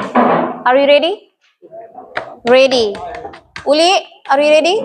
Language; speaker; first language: English; non-native, learner; Indonesian